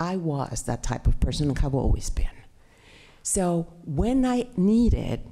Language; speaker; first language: English; non-native, fluent; Spanish